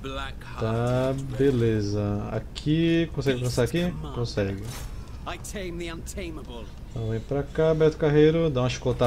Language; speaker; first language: Portuguese; native; Portuguese